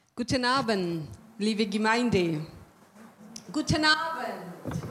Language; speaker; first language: German; non-native, learner; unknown